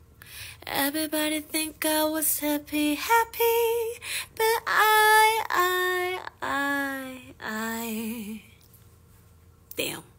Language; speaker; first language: English; non-native, learner; Korean